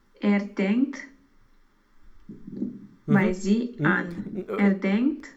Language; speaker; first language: German; non-native, learner; Romanian